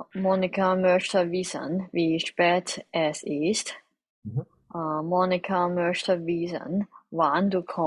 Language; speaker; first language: German; non-native, learner; Chinese